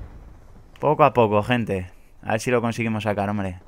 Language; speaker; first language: Spanish; native; Spanish